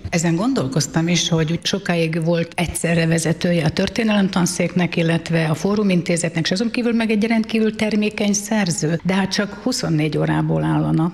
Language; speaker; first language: Hungarian; native; Hungarian